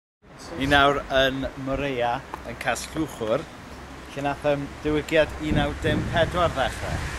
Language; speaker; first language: Welsh; native; Welsh